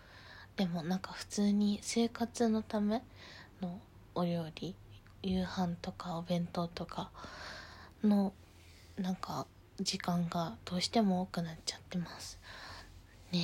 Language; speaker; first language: Japanese; native; Japanese